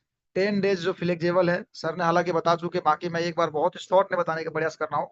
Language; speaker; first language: Hindi; native; Hindi